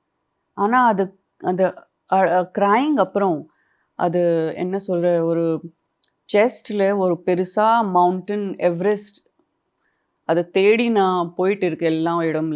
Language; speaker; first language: Tamil; non-native, fluent; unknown